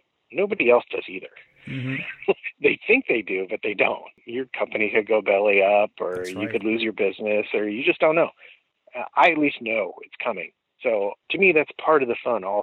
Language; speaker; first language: English; native; English